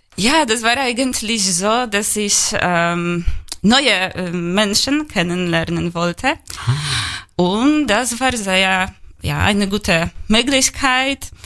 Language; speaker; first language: German; non-native, learner; Polish